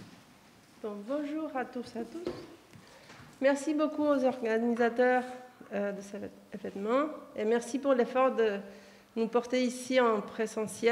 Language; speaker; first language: French; non-native, fluent; Spanish